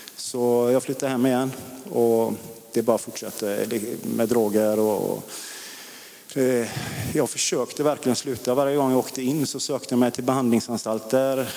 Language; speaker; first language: Swedish; native; Swedish